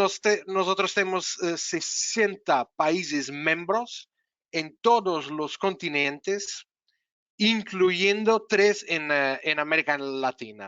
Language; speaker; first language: Spanish; non-native, fluent; Portuguese